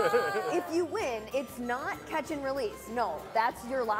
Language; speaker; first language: English; native; English